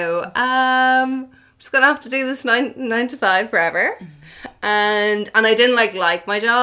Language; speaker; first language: English; non-native, local second language; Irish